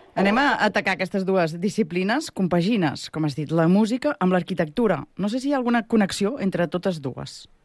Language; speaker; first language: Catalan; native; Catalan